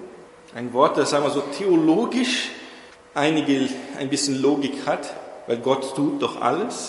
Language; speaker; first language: German; non-native, fluent; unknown